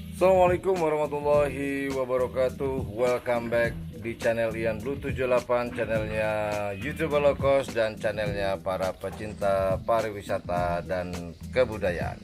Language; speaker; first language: Indonesian; non-native, local second language; Madurese